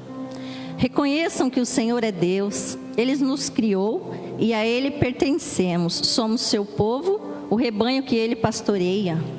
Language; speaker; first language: Portuguese; native; Portuguese